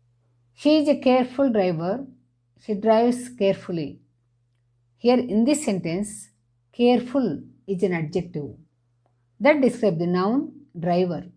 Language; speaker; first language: English; non-native, fluent; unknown